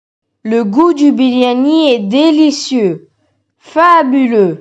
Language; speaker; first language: French; non-native, learner; Tamil